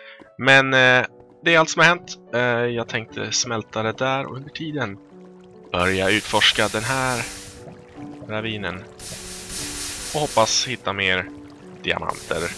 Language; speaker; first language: Swedish; native; Swedish